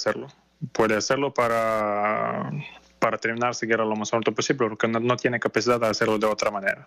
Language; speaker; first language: Spanish; non-native, fluent; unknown